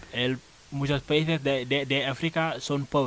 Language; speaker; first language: Spanish; non-native, learner; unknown